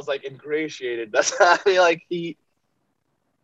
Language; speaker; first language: English; non-native, fluent; Chinese